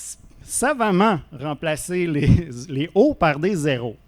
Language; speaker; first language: French; native; French